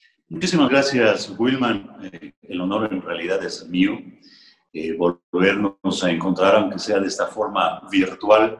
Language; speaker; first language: Spanish; native; Spanish